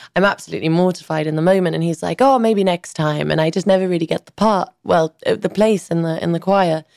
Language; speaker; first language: English; early bilingual, other home language; Albanian